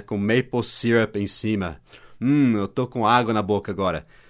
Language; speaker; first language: Portuguese; non-native, fluent; English